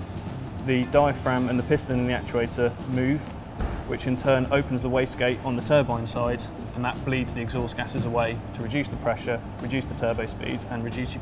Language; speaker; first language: English; native; English